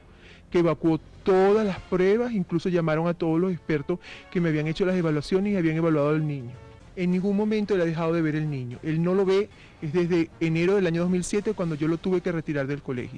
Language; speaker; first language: Spanish; native; Spanish